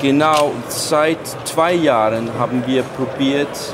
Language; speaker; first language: German; non-native, fluent; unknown